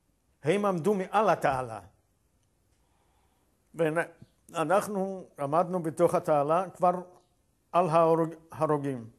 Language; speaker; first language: Hebrew; non-native, fluent; Yiddish